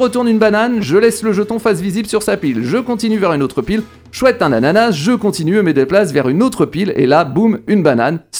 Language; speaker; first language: French; native; French